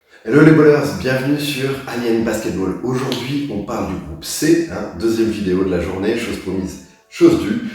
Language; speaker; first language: French; native; French